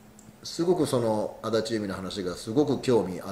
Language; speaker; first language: Japanese; native; Japanese